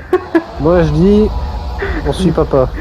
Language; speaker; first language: French; native; French